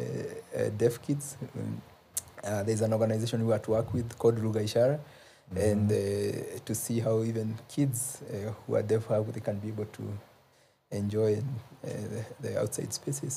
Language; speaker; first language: English; non-native, local second language; Kikuyu